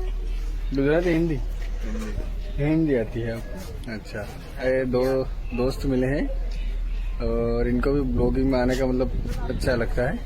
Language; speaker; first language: Hindi; non-native, local second language; Gujarati